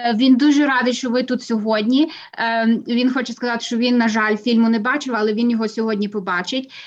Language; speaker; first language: Ukrainian; native; Ukrainian